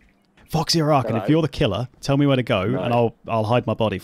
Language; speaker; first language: English; native; English